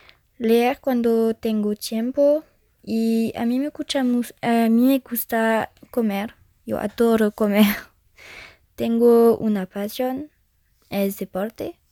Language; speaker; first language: Spanish; non-native, learner; French